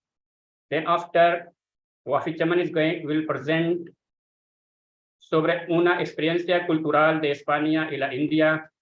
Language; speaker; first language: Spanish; non-native, fluent; Hindi